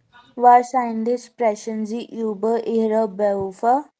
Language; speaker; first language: German; non-native, learner; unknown